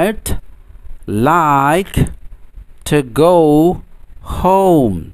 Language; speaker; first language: English; non-native, fluent; Indonesian